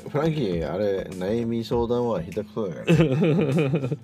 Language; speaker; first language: Japanese; early bilingual, heritage; Japanese